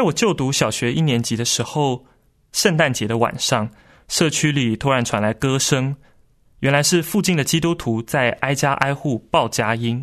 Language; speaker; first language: Chinese; native; Chinese